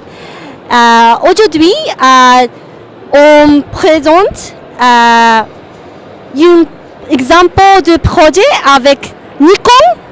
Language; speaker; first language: French; non-native, learner; Japanese